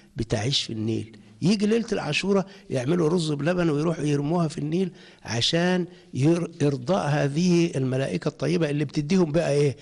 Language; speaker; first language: Egyptian Arabic; non-native, local second language; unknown